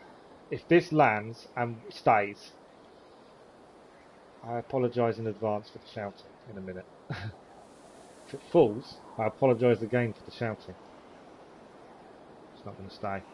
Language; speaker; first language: English; native; English